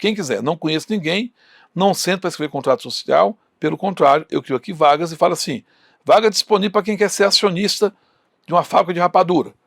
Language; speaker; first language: Portuguese; native; Portuguese